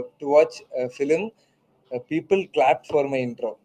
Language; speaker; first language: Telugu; non-native, learner; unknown